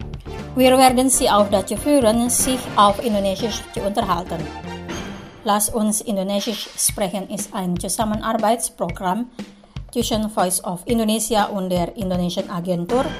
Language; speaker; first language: German; non-native, fluent; Indonesian